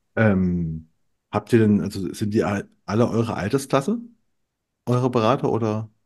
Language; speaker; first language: German; native; German